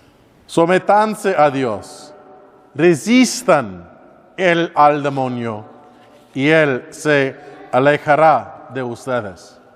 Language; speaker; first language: Spanish; non-native, learner; English